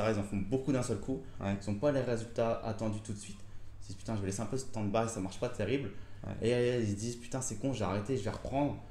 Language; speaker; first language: French; native; French